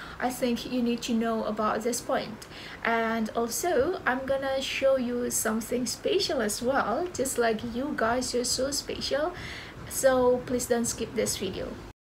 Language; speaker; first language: English; non-native, fluent; Indonesian